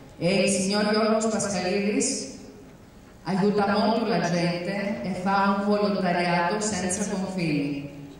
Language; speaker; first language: Italian; non-native, fluent; Greek